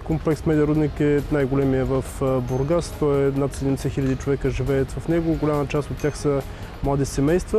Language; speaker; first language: Bulgarian; native; Bulgarian